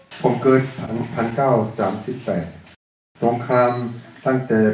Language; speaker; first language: Thai; non-native, fluent; German